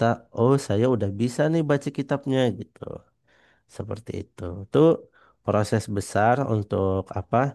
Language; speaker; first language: Indonesian; non-native, fluent; Banjar